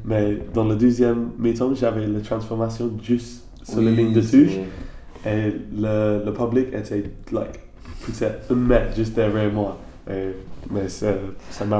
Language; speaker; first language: French; non-native, learner; English